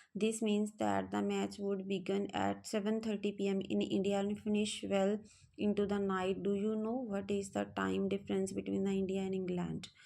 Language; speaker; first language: English; non-native, local second language; Punjabi